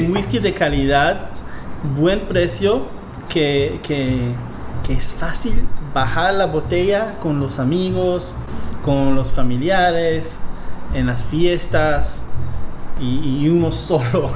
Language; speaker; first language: Spanish; non-native, fluent; English